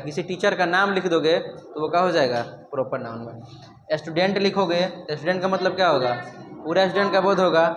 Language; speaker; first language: Hindi; native; Hindi